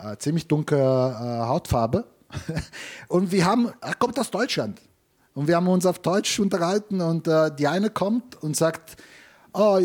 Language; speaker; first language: German; non-native, fluent; Italian